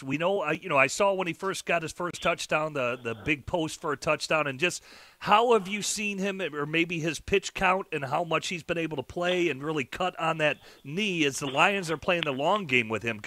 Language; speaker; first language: English; native; English